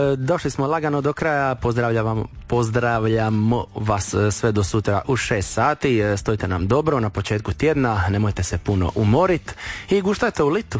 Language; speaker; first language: Croatian; native; Croatian